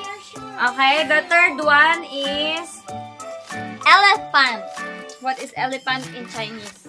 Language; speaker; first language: English; non-native, local second language; Filipino